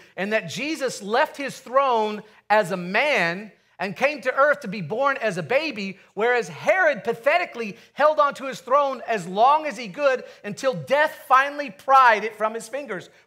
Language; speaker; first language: English; native; English